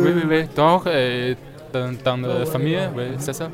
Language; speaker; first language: French; non-native, learner; Chinese